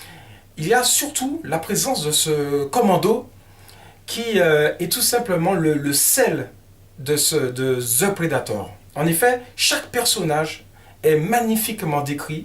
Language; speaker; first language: French; native; French